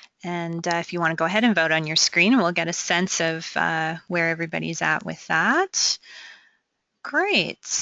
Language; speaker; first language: English; native; English